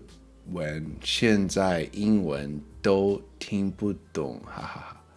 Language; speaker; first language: Chinese; early bilingual, heritage; English